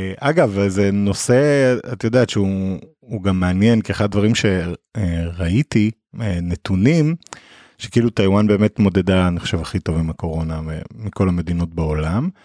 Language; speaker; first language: Hebrew; native; Hebrew